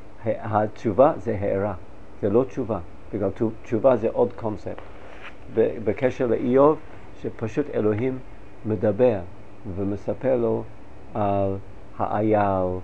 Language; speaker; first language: Hebrew; non-native, fluent; English